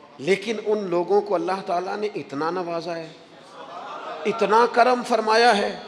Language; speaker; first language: Urdu; non-native, local second language; Punjabi